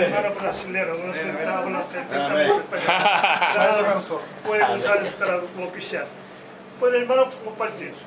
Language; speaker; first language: Spanish; non-native, learner; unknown